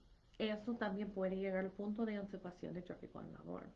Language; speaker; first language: Spanish; non-native, fluent; English